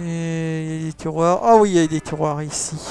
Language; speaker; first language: French; native; French